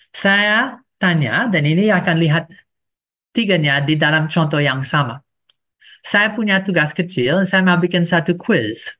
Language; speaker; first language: Indonesian; non-native, fluent; English